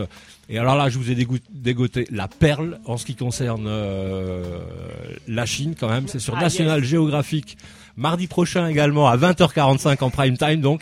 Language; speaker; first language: French; native; French